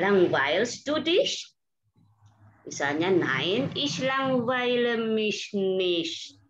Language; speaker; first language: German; non-native, fluent; Indonesian